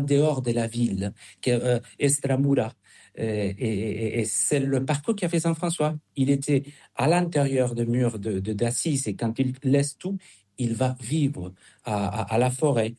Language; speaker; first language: French; non-native, fluent; Spanish